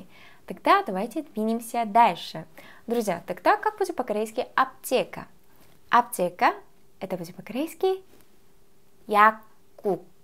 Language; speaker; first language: Russian; non-native, fluent; Korean